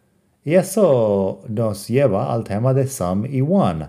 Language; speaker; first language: Spanish; non-native, fluent; English